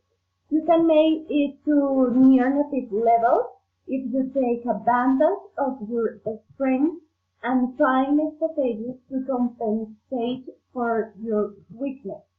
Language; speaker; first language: English; non-native, learner; Spanish